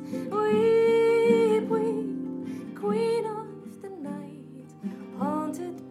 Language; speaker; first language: English; non-native, fluent; German